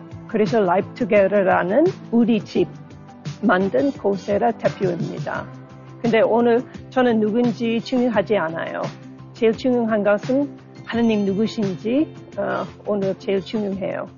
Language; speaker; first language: Korean; non-native, learner; English